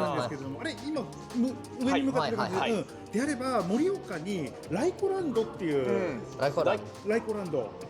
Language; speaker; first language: Japanese; native; Japanese